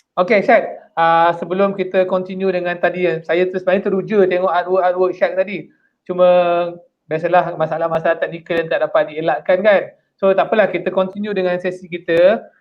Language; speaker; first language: Malay; native; Malay